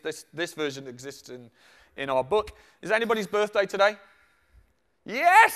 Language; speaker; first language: English; native; English